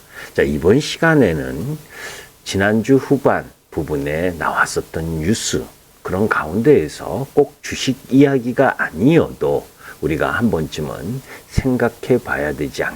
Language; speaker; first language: Korean; native; Korean